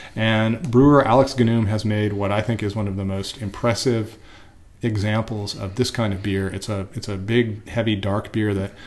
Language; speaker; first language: English; native; English